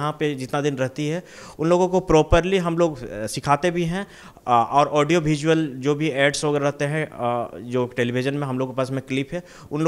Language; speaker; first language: Hindi; native; Hindi